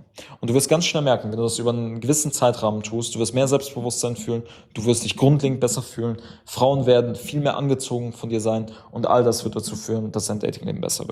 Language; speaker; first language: German; native; German